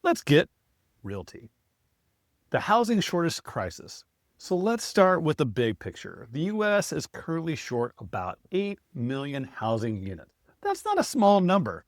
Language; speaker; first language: English; native; English